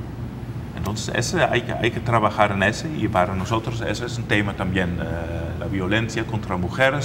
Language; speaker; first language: Spanish; non-native, fluent; Dutch